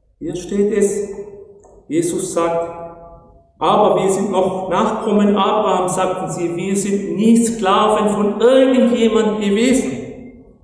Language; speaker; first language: German; non-native, fluent; Turkish